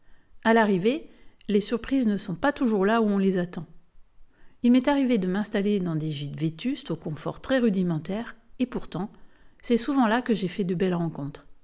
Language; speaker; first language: French; native; French